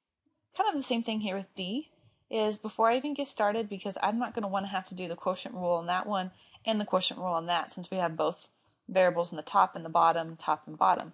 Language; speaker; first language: English; native; English